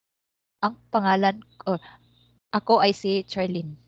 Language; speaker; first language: Filipino; non-native, local second language; Cebuano